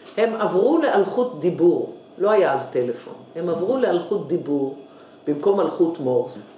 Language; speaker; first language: Hebrew; native; Hebrew